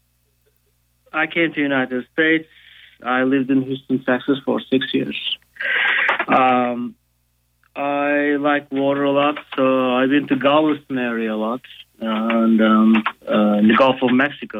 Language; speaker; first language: English; non-native, fluent; Turkish